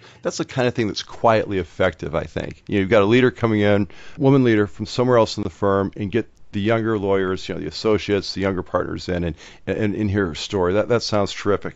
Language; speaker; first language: English; native; English